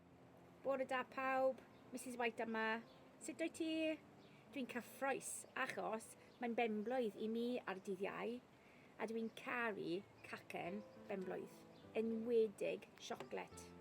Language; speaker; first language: Welsh; non-native, learner; English